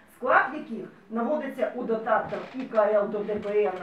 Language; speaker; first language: Ukrainian; non-native, local second language; Russian